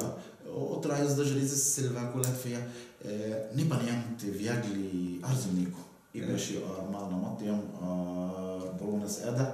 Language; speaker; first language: Latvian; non-native, learner; Arabic